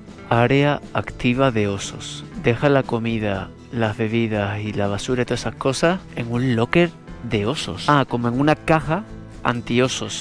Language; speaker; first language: Spanish; native; Spanish